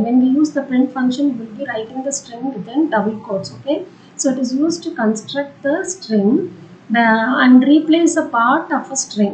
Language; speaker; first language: English; non-native, local second language; Tamil